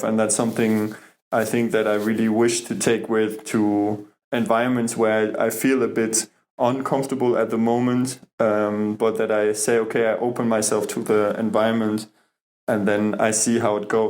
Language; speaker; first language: English; non-native, fluent; German